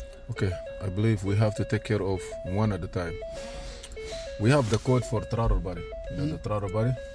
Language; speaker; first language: English; non-native, fluent; Arabic